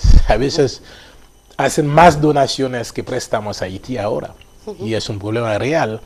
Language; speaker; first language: Spanish; non-native, fluent; Haitian Creole